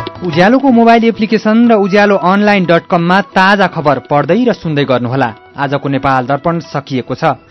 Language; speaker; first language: Nepali; native; Nepali